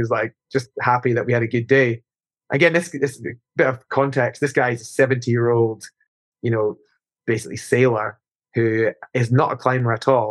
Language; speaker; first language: English; native; English